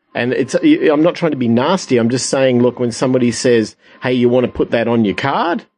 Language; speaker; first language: English; native; English